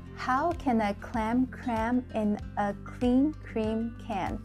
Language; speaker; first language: English; non-native, fluent; Chinese